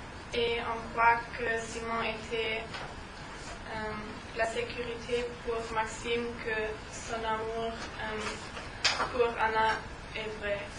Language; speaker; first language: French; non-native, learner; German